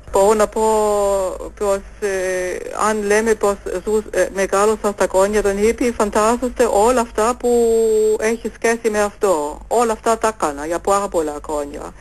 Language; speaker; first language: Greek; non-native, fluent; German